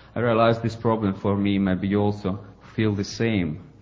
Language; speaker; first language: English; non-native, fluent; Ukrainian